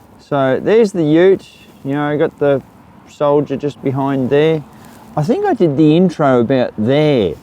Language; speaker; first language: English; native; English